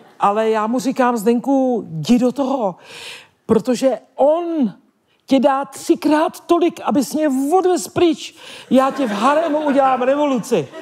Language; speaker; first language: Czech; native; Czech